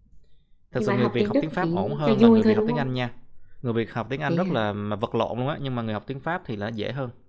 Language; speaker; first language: Vietnamese; native; Vietnamese